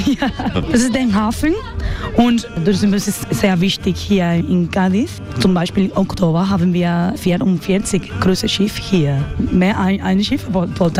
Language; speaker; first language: German; non-native, fluent; Spanish